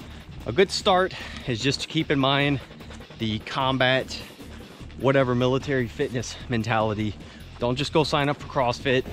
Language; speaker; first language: English; native; English